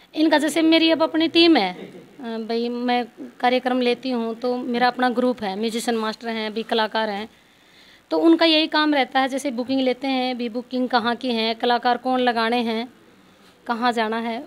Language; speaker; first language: Hindi; native; Hindi